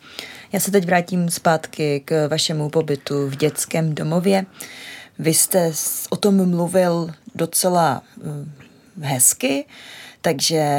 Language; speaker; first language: Czech; native; Czech